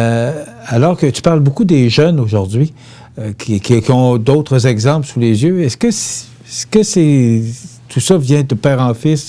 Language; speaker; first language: French; native; French